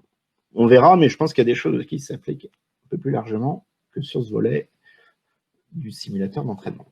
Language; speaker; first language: French; native; French